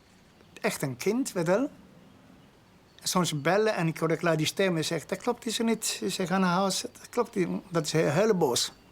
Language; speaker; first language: Dutch; non-native, learner; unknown